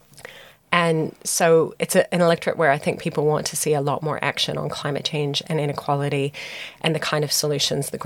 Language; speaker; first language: English; native; English